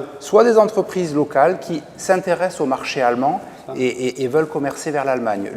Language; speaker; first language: French; native; French